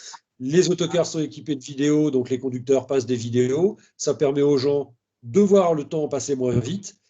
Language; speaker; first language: French; native; French